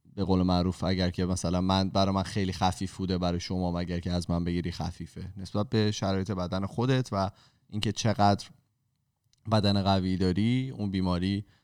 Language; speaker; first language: Persian; native; Persian